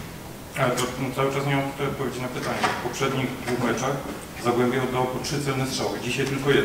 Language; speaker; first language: Polish; native; Polish